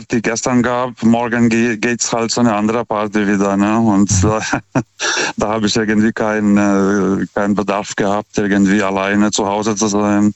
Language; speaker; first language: German; non-native, fluent; Lithuanian